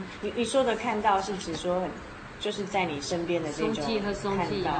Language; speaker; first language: Chinese; native; Chinese